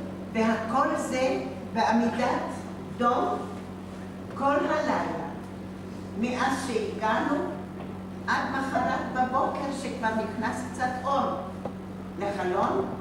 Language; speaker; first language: Hebrew; non-native, fluent; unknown